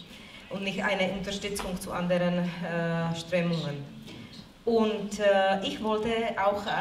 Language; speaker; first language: German; non-native, fluent; Czech